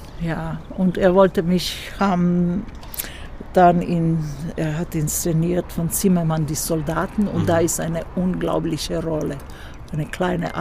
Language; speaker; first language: German; non-native, fluent; Croatian